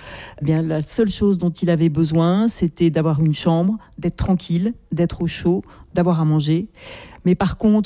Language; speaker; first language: French; native; French